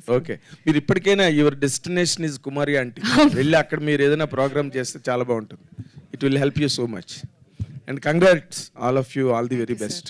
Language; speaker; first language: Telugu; native; Telugu